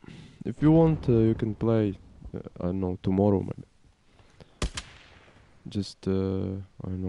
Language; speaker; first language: English; non-native, learner; Ukrainian